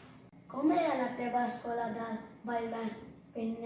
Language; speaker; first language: Catalan; non-native, learner; Spanish